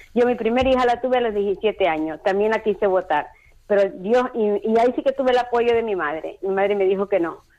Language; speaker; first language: Spanish; native; Spanish